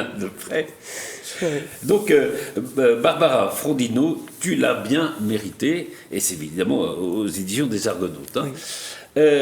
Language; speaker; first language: French; native; French